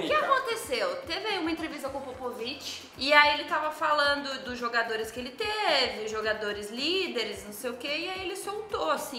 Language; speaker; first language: Portuguese; native; Portuguese